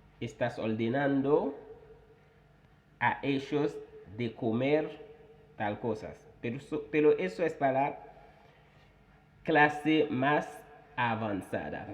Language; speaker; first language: Spanish; non-native, fluent; Haitian Creole